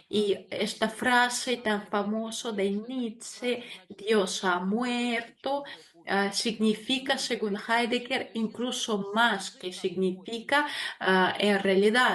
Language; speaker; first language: Spanish; non-native, fluent; Russian